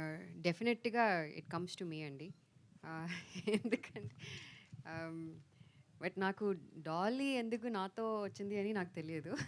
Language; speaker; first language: Telugu; non-native, fluent; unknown